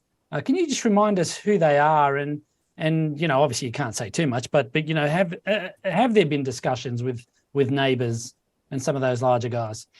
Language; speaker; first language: English; native; English